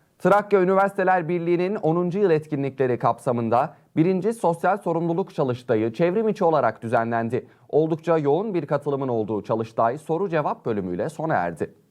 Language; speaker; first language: Turkish; native; Turkish